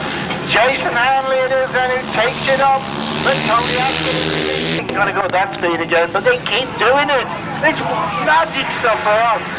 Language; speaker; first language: English; native; English